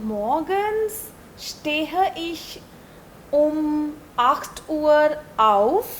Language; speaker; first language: German; non-native, learner; Hindi